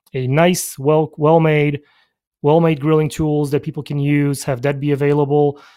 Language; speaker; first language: English; early bilingual, other home language; Polish